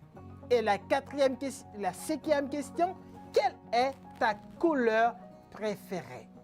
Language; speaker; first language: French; non-native, fluent; Spanish